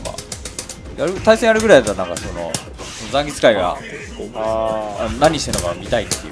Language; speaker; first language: Japanese; native; Japanese